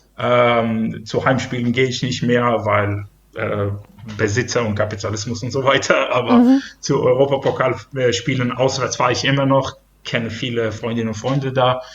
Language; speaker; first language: German; non-native, fluent; Hebrew